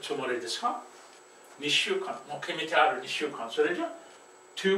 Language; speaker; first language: Japanese; non-native, fluent; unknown